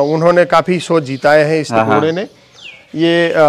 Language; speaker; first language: Hindi; non-native, local second language; Gujarati